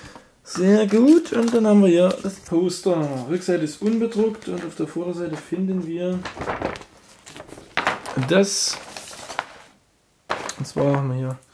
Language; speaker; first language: German; native; German